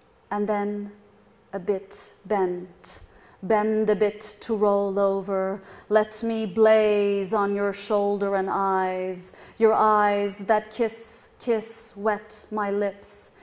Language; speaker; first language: English; non-native, fluent; Persian